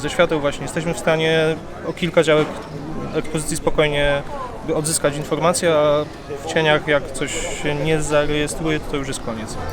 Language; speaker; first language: Polish; native; Polish